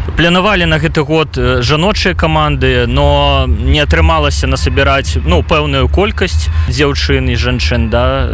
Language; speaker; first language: Belarusian; non-native, local second language; Russian